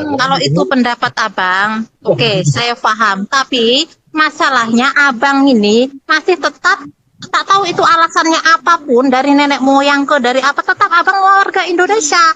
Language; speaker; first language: Indonesian; non-native, local second language; Madurese